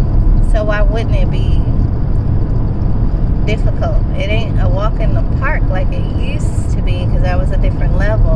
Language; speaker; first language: English; native; English